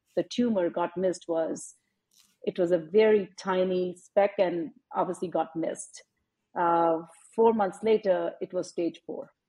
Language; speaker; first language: English; non-native, local second language; Hindi